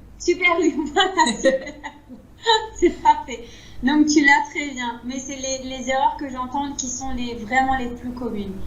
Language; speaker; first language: French; native; French